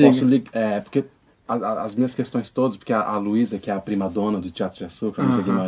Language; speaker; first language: Portuguese; native; Portuguese